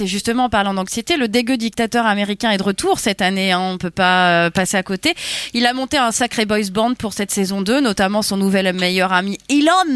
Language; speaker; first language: French; native; French